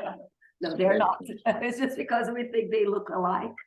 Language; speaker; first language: English; non-native, fluent; Portuguese